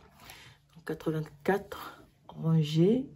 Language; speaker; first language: French; native; French